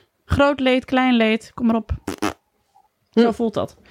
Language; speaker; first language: Dutch; native; Dutch